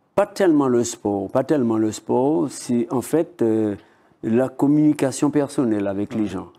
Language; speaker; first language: French; native; French